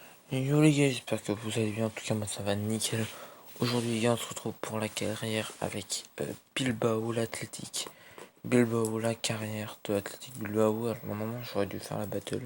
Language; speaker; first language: French; native; French